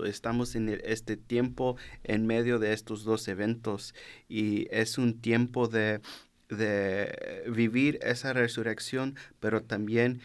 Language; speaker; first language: Spanish; early bilingual, heritage; Spanish